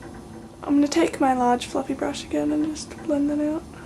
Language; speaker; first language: English; native; English